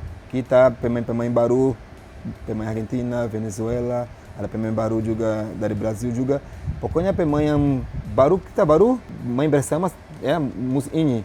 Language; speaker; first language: Indonesian; non-native, fluent; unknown